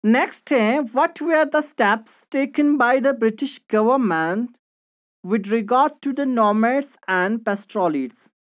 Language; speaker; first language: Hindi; non-native, local second language; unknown